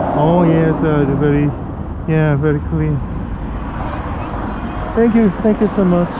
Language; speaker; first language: English; non-native, learner; Korean